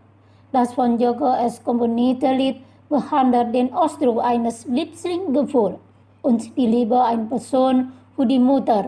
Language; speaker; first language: German; non-native, learner; Indonesian